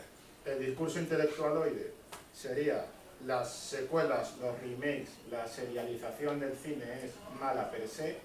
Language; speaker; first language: Spanish; native; Spanish